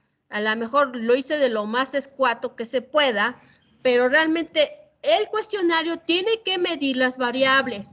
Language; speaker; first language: Spanish; native; Spanish